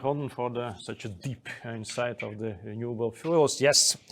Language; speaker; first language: English; non-native, fluent; Latvian